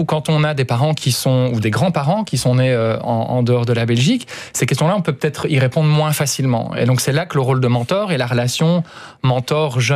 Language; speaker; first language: French; native; French